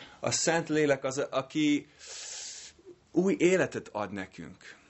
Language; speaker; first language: Hungarian; non-native, fluent; English